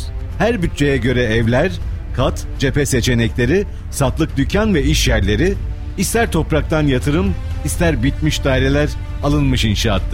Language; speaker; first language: Turkish; native; Turkish